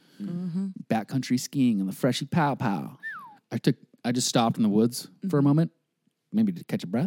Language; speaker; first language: English; native; English